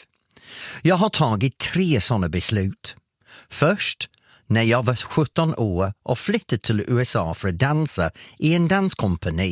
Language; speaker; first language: Swedish; non-native, fluent; English